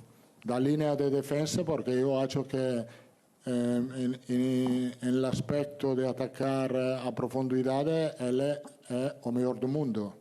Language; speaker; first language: Portuguese; non-native, learner; Italian